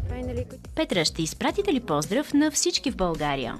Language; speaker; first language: Bulgarian; native; Bulgarian